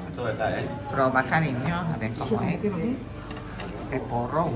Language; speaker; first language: Spanish; non-native, learner; English